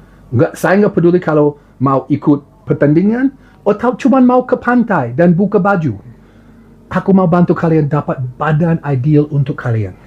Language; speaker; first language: Indonesian; non-native, learner; English